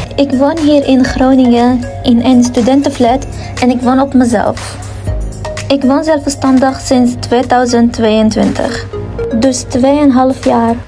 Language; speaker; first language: Dutch; non-native, learner; Kurdish